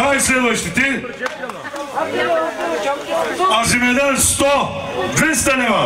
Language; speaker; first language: Bulgarian; non-native, local second language; Turkish